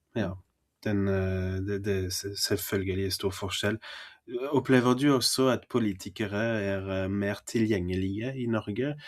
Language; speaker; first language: Norwegian; non-native, fluent; French